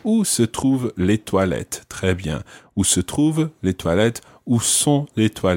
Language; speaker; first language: French; non-native, fluent; English